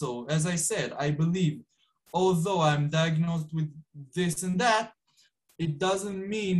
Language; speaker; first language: English; non-native, fluent; Hebrew